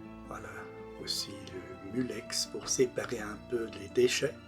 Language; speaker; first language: French; non-native, local second language; German